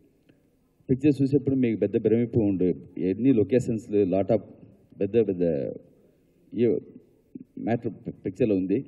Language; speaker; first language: Telugu; non-native, learner; Tamil